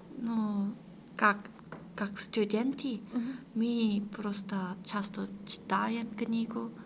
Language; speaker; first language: Russian; non-native, learner; Korean